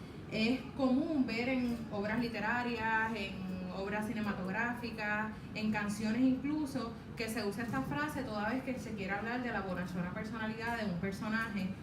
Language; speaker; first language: Spanish; native; Spanish